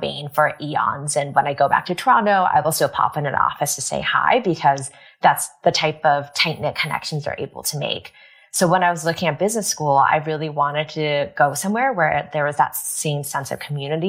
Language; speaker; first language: English; native; English